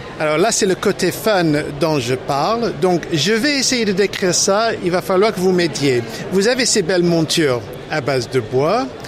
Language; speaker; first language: French; non-native, fluent; English